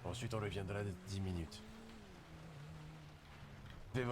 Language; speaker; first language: French; native; French